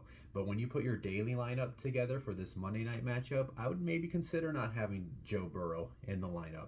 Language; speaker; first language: English; native; English